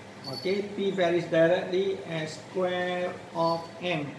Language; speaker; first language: English; non-native, local second language; Malay